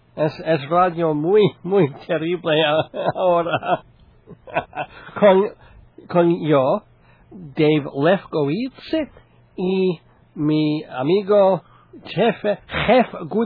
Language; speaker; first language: Spanish; non-native, learner; English